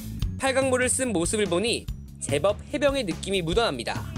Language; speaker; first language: Korean; native; Korean